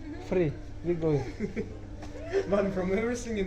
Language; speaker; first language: English; non-native, learner; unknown